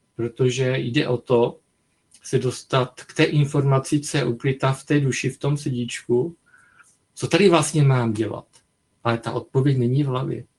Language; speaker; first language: Czech; native; Czech